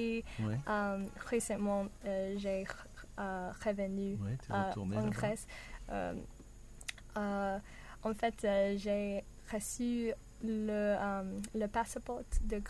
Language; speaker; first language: French; non-native, learner; English